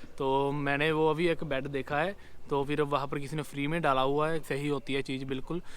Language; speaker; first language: Hindi; non-native, local second language; Punjabi